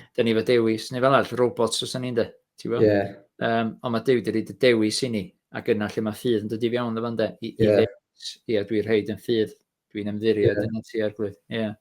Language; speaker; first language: Welsh; native; Welsh